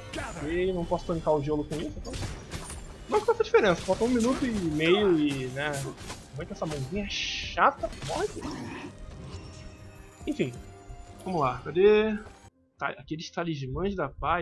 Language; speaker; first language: Portuguese; native; Portuguese